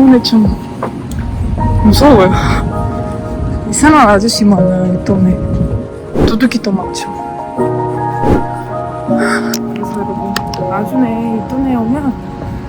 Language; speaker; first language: Korean; non-native, learner; Ukrainian